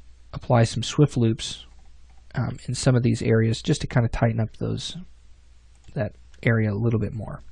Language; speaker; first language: English; native; English